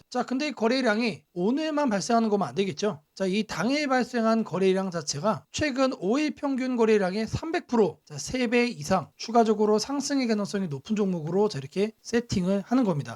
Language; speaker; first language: Korean; native; Korean